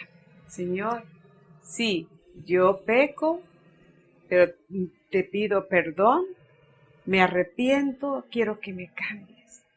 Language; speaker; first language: Spanish; native; Spanish